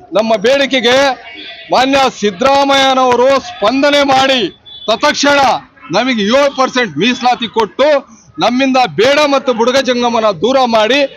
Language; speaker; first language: Kannada; non-native, local second language; Lambadi